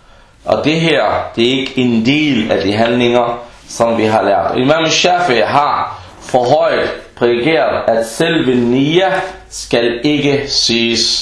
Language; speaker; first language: Danish; early bilingual, other home language; Arabic